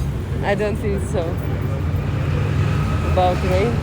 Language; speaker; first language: English; non-native, learner; Russian